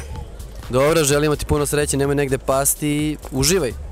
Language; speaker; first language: Serbian; native; Serbian